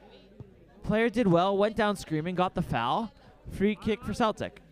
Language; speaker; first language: English; native; English